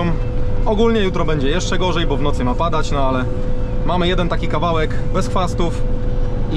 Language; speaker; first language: Polish; native; Polish